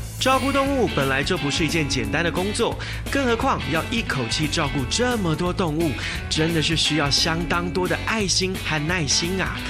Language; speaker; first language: Chinese; native; Chinese